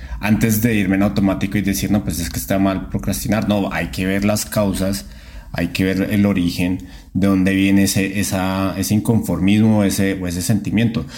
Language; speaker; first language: Spanish; native; Spanish